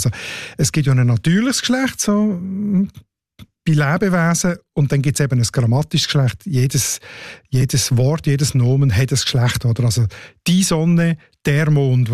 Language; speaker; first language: German; native; German